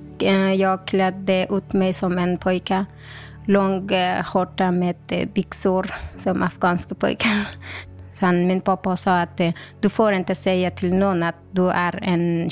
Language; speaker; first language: Swedish; non-native, local second language; Persian